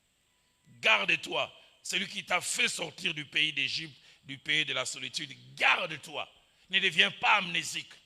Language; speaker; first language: French; non-native, local second language; Lingala